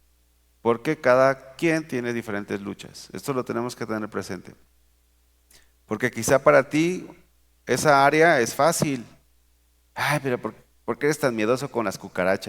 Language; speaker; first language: Spanish; native; Spanish